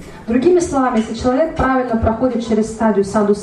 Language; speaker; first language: Russian; native; Russian